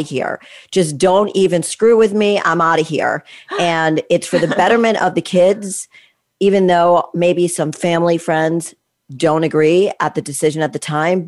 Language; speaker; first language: English; native; English